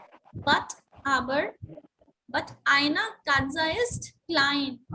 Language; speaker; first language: German; non-native, learner; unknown